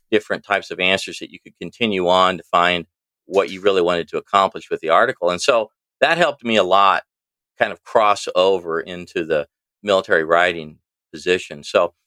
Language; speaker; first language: English; native; English